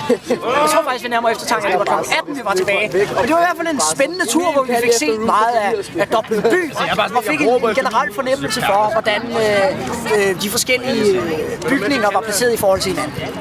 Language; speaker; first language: Danish; native; Danish